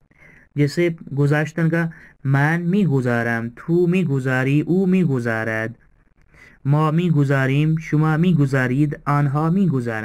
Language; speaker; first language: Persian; non-native, fluent; Urdu